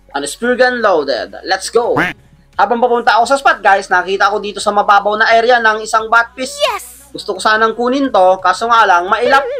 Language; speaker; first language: Filipino; non-native, local second language; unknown